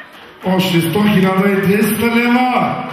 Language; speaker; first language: Bulgarian; non-native, local second language; Turkish